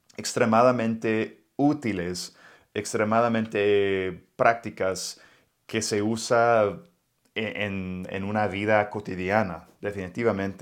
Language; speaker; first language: Spanish; non-native, fluent; English